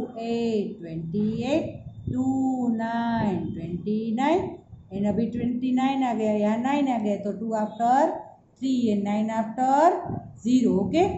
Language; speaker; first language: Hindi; non-native, local second language; Gujarati